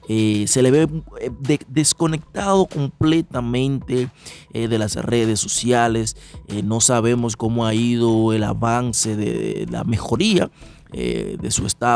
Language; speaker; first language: Spanish; native; Spanish